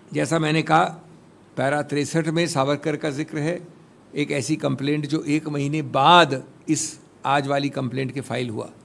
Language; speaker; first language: Hindi; native; Hindi